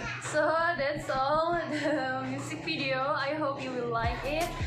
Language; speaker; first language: English; non-native, fluent; Indonesian